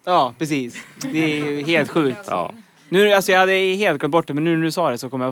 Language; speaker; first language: Swedish; native; Swedish